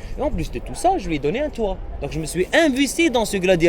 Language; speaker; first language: French; non-native, local second language; Arabic